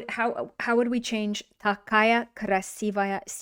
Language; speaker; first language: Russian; non-native, fluent; English